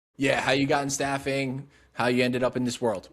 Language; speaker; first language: English; native; English